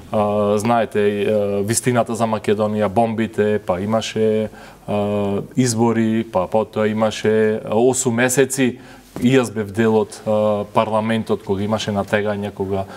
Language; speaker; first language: Macedonian; native; Macedonian